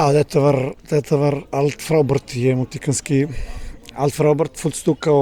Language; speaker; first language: Icelandic; non-native, learner; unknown